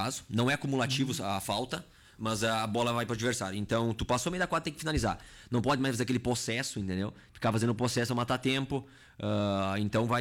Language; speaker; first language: Portuguese; native; Portuguese